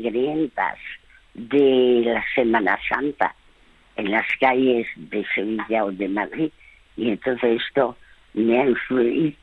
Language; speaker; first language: Spanish; early bilingual, other home language; French